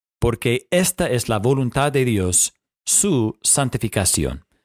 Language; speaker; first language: Spanish; non-native, fluent; English